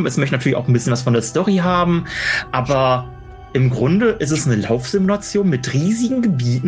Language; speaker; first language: German; native; German